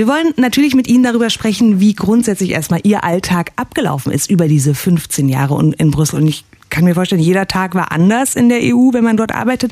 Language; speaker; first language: German; native; German